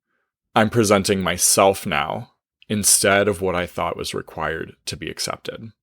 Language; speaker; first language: English; native; English